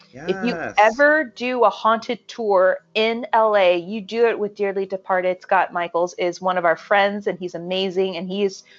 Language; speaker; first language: English; native; English